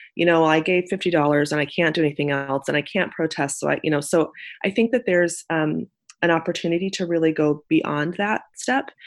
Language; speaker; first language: English; native; English